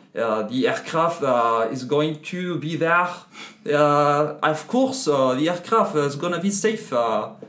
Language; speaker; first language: English; non-native, fluent; Spanish